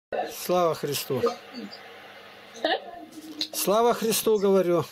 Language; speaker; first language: Russian; native; Russian